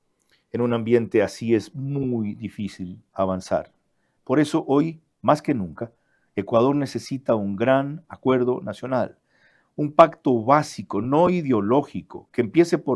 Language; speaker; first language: Spanish; native; Spanish